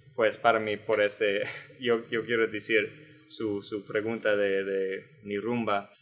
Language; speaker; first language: Spanish; non-native, learner; English